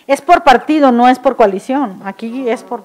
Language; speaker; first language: Spanish; native; Spanish